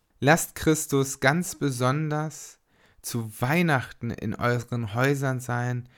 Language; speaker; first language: German; native; German